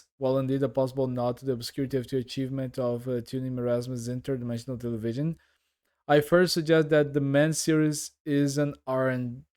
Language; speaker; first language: English; non-native, fluent; Portuguese